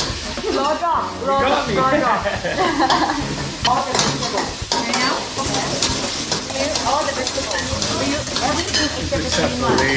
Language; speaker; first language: English; non-native, learner; Thai